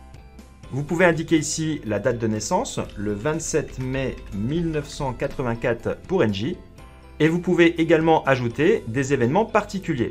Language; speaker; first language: French; native; French